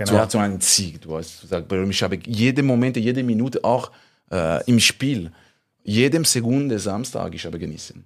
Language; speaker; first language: German; non-native, local second language; French